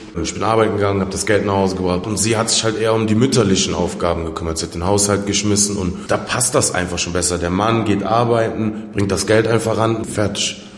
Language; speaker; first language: German; native; German